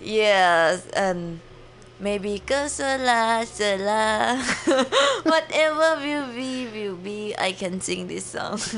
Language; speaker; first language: English; non-native, learner; Thai